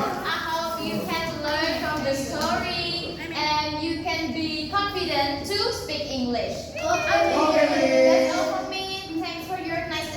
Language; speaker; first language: English; non-native, learner; Indonesian